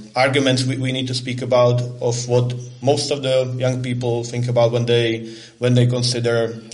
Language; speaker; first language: English; non-native, fluent; Czech